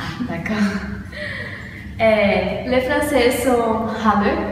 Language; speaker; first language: French; non-native, learner; Portuguese